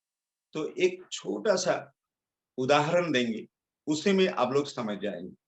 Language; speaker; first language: Hindi; non-native, local second language; Bangla